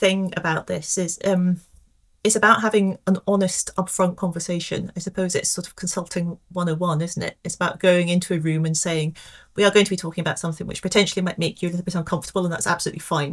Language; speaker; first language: English; native; English